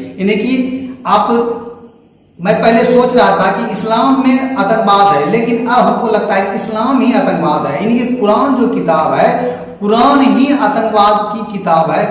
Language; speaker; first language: Hindi; native; Hindi